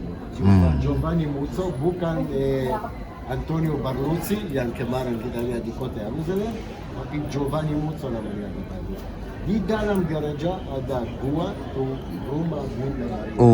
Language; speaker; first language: Indonesian; non-native, fluent; Hebrew